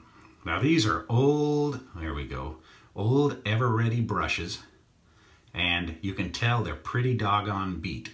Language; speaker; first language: English; native; English